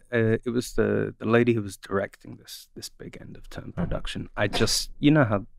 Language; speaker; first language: English; native; English